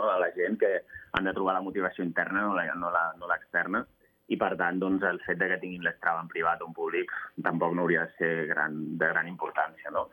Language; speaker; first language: Catalan; native; Catalan